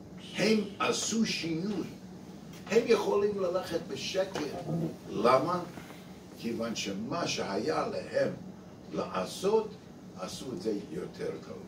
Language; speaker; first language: Hebrew; non-native, fluent; English